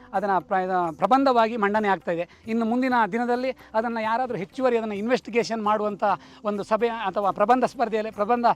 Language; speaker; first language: Kannada; native; Kannada